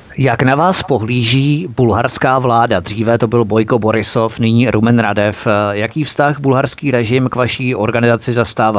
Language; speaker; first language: Czech; native; Czech